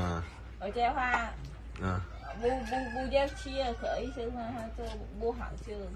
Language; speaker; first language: Chinese; non-native, learner; Vietnamese